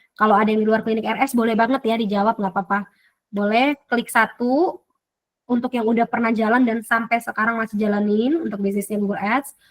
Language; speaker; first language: Indonesian; native; Indonesian